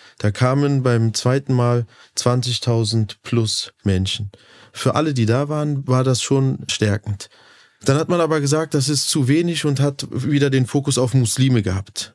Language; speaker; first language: German; early bilingual, other home language; Turkish